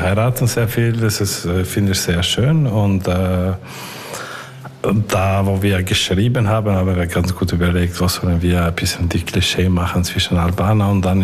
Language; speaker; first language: German; non-native, learner; Albanian